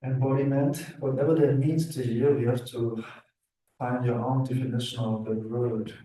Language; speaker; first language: English; non-native, fluent; German